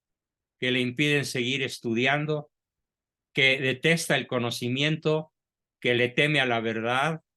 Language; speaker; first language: Spanish; native; Spanish